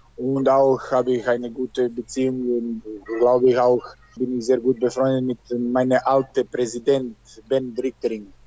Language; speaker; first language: German; non-native, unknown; Serbian